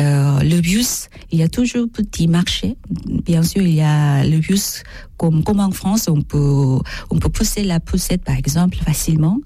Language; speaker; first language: French; non-native, learner; Korean